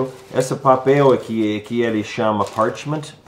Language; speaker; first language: Portuguese; non-native, learner; English